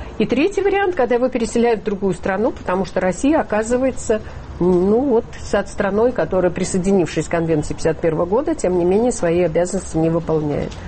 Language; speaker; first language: Russian; native; Russian